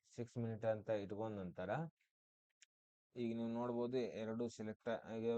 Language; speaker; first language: Kannada; native; Kannada